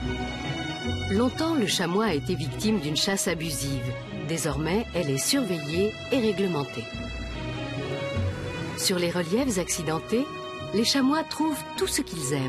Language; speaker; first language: French; native; French